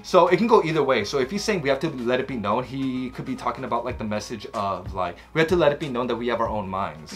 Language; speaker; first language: English; native; English